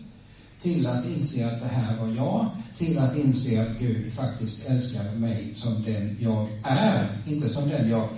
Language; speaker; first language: Swedish; native; Swedish